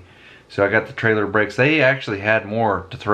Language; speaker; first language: English; native; English